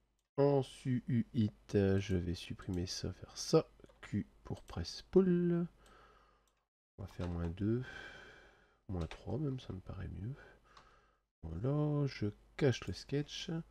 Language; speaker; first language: French; native; French